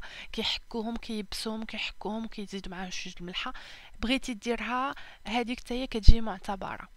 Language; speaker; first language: Arabic; native; Arabic